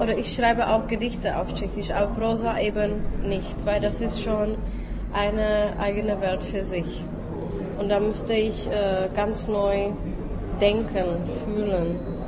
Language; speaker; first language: German; non-native, fluent; Czech